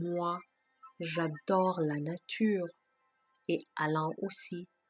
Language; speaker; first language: French; non-native, fluent; Persian